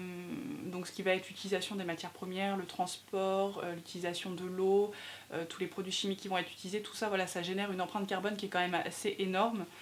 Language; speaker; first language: French; native; French